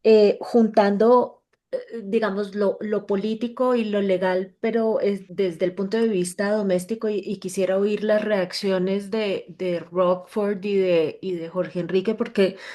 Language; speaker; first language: Spanish; native; Spanish